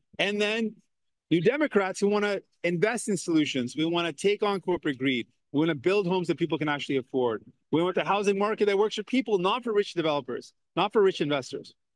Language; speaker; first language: English; native; English